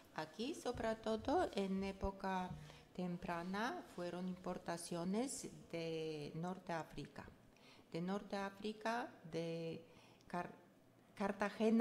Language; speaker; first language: Spanish; non-native, fluent; Polish